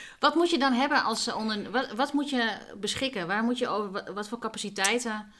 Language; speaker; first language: Dutch; native; Dutch